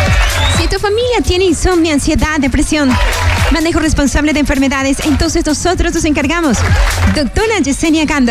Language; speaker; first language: Spanish; native; Spanish